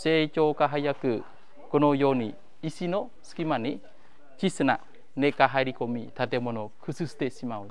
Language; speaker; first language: Japanese; non-native, fluent; Khmer